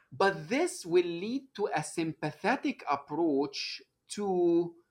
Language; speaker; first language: English; non-native, fluent; Arabic